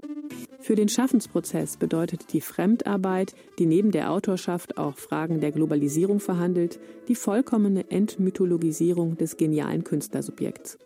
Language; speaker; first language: German; native; German